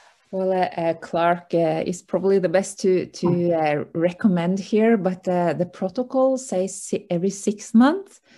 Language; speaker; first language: English; non-native, fluent; Norwegian